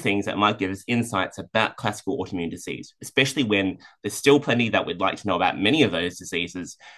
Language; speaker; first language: English; native; English